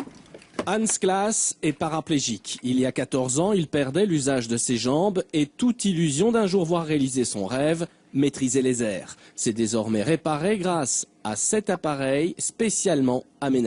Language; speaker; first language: French; native; French